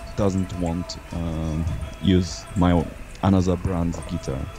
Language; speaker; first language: English; non-native, learner; Japanese